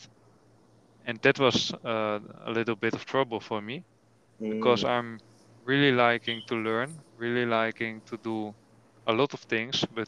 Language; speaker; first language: English; non-native, learner; Dutch